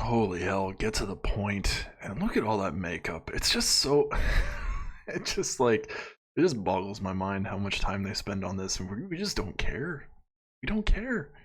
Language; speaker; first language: English; native; English